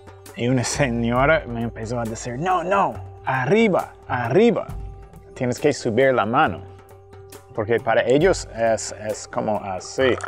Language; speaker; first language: Spanish; non-native, fluent; English